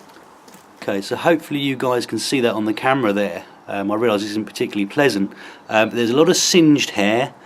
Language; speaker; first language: English; native; English